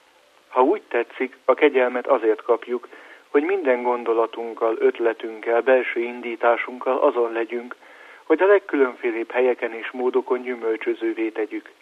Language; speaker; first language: Hungarian; native; Hungarian